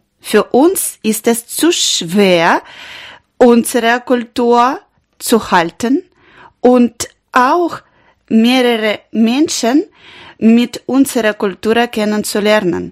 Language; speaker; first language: German; non-native, learner; Ukrainian